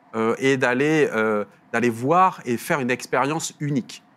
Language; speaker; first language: French; native; French